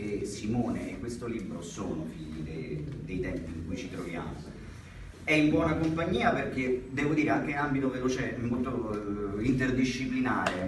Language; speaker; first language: Italian; native; Italian